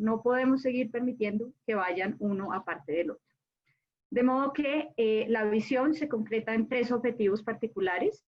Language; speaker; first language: Spanish; native; Spanish